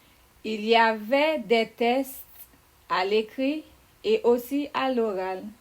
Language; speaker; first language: French; non-native, fluent; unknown